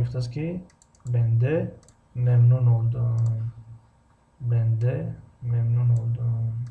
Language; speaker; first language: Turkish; non-native, fluent; Tajik